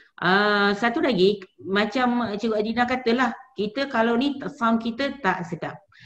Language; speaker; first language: Malay; native; Malay